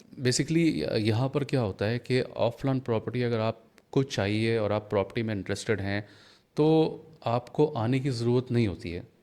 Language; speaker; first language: Hindi; native; Hindi